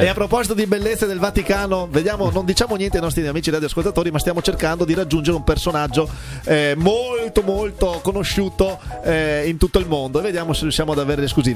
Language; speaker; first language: Italian; native; Italian